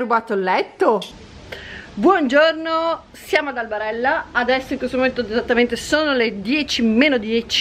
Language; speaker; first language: Italian; native; Italian